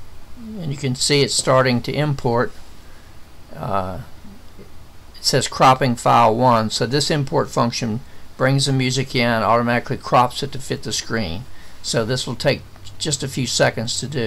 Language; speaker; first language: English; native; English